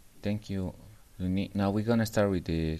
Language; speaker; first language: English; non-native, fluent; Spanish